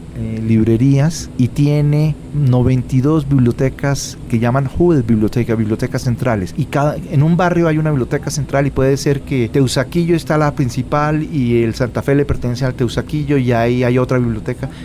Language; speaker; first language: Spanish; native; Spanish